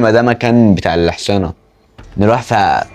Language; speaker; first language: Arabic; native; Arabic